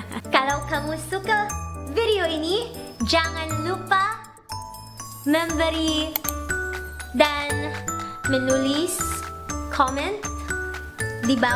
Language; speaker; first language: Indonesian; non-native, learner; Filipino